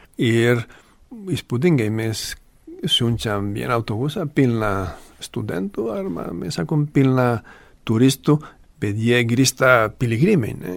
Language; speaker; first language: Lithuanian; non-native, fluent; Spanish